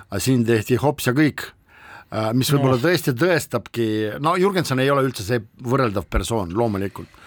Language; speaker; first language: Estonian; non-native, local second language; Russian